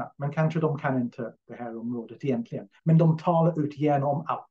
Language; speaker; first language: Swedish; non-native, fluent; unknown